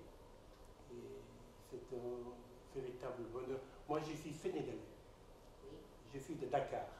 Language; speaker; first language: French; non-native, local second language; Wolof